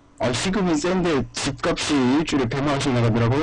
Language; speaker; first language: Korean; native; Korean